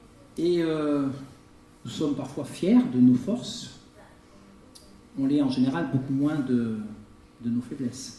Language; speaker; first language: French; native; French